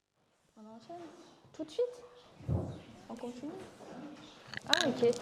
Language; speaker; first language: French; native; French